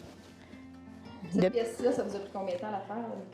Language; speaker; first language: French; native; French